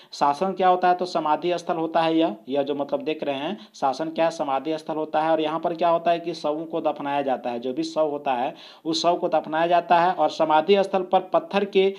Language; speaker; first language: Hindi; native; Hindi